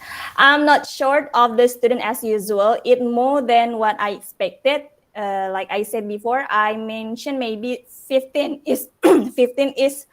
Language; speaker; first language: English; non-native, learner; Indonesian